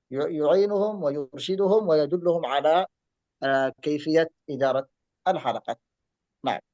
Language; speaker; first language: Arabic; native; Arabic